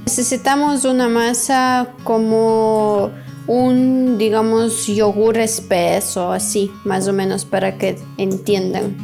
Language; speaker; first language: Spanish; non-native, fluent; Ukrainian